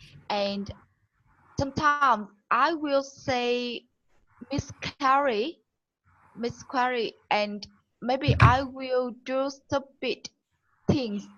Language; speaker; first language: English; non-native, learner; Vietnamese